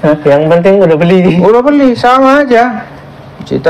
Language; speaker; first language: Indonesian; native; Indonesian